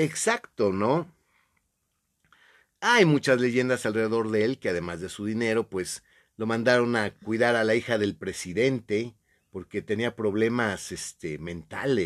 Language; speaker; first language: Spanish; native; Spanish